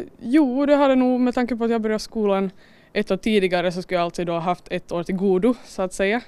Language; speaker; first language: Swedish; native; Swedish